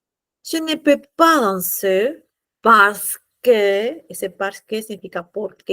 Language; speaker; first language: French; non-native, fluent; Spanish